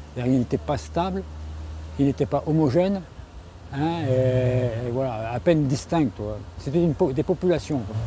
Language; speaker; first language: French; native; French